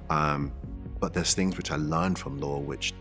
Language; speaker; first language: English; native; English